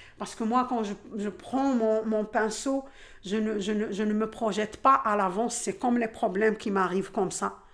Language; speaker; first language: French; non-native, local second language; Arabic